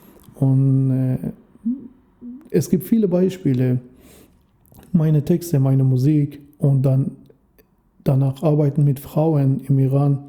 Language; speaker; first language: German; non-native, fluent; Persian